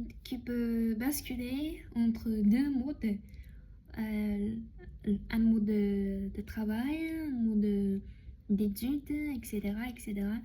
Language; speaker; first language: French; non-native, learner; Chinese